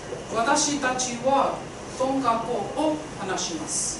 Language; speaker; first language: Japanese; non-native, learner; Tongan